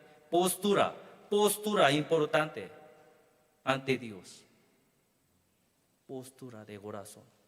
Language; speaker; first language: Spanish; non-native, learner; Korean